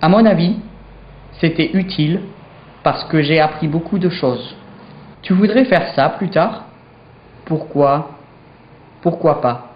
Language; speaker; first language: French; non-native, learner; English